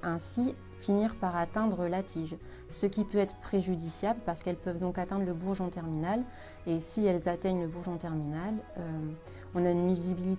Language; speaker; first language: French; native; French